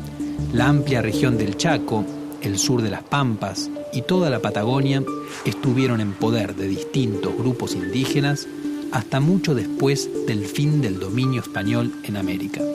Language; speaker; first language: Spanish; native; Spanish